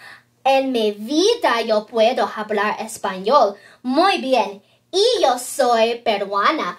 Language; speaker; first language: Spanish; early bilingual, heritage; Spanish